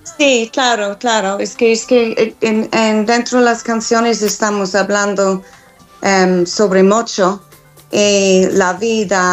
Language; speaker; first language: Spanish; non-native, fluent; English